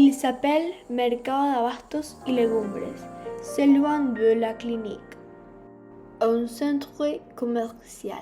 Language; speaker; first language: French; non-native, learner; Spanish